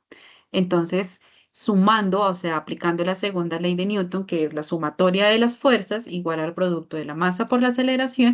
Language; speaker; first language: Spanish; native; Spanish